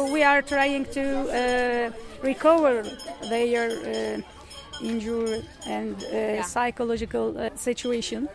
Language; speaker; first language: English; non-native, learner; Turkish